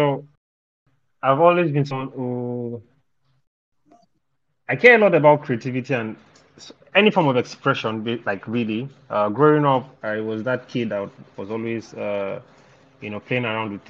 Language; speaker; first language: English; non-native, local second language; Yoruba